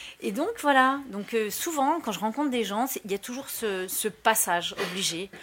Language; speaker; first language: French; early bilingual, other home language; Spanish